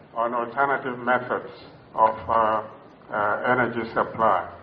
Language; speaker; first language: English; non-native, local second language; Luyia